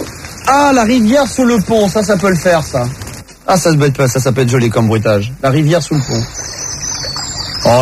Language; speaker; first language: French; native; French